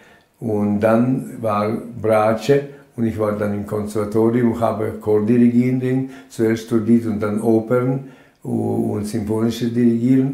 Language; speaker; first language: German; non-native, fluent; Latvian